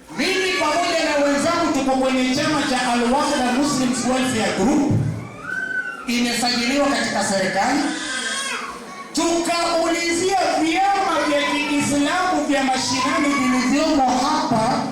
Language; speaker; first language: Swahili; native; Swahili